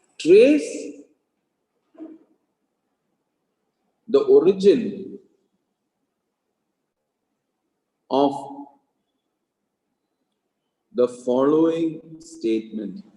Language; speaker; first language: English; non-native, local second language; Malayalam